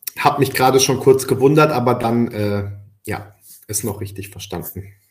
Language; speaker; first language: German; early bilingual, other home language; Spanish